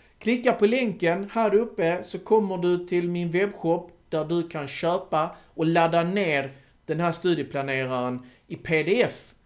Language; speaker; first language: Swedish; native; Swedish